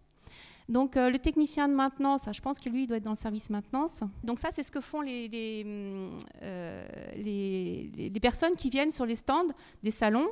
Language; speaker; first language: French; native; French